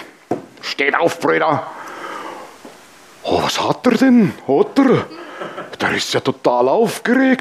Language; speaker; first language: German; native; German